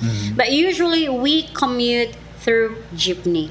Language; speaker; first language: English; non-native, local second language; Cebuano